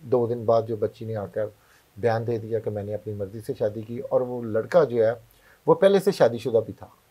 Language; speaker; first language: Urdu; non-native, local second language; Punjabi